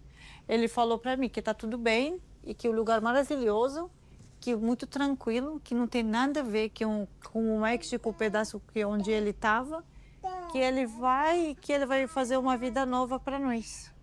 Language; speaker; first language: Portuguese; non-native, learner; Arabic